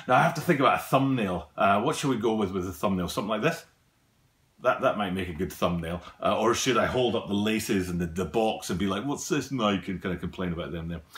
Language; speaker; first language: English; native; English